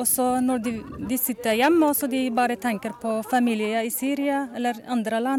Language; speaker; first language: Norwegian; non-native, learner; Arabic